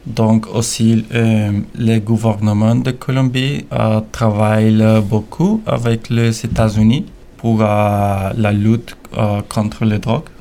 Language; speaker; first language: French; non-native, learner; Spanish